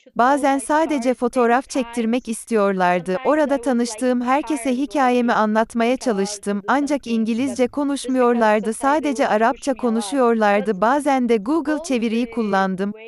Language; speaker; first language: English; non-native, fluent; Portuguese